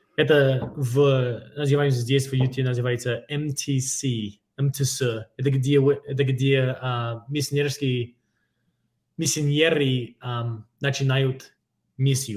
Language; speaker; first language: Russian; non-native, fluent; English